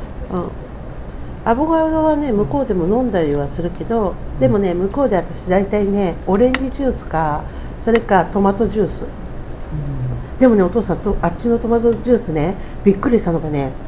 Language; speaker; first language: Japanese; native; Japanese